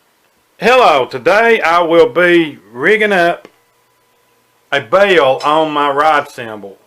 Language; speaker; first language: English; native; English